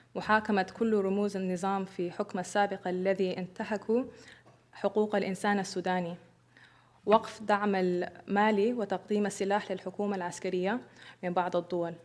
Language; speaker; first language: Arabic; early bilingual, other home language; English